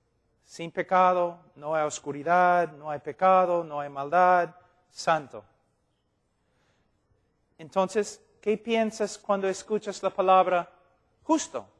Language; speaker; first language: Spanish; non-native, fluent; English